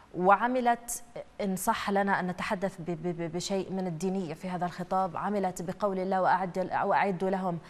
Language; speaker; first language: Arabic; native; Arabic